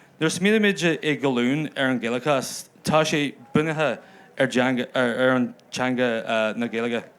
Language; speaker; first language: Irish; non-native, local second language; English